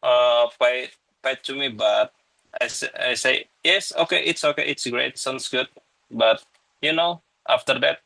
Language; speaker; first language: English; non-native, learner; Indonesian